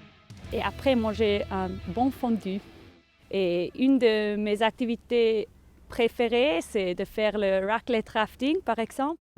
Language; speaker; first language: French; non-native, learner; German